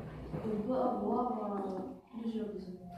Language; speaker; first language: French; non-native, learner; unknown